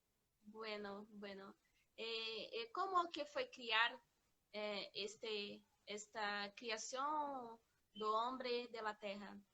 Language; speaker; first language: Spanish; non-native, learner; Portuguese